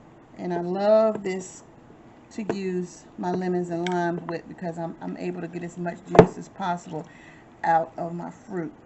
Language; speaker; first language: English; native; English